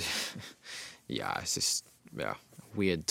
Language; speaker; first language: German; non-native, fluent; Finnish